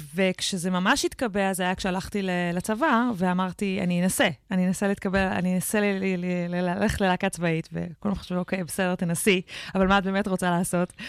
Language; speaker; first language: Hebrew; native; Hebrew